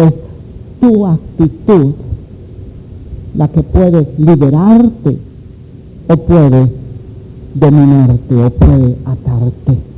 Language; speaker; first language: Spanish; native; Spanish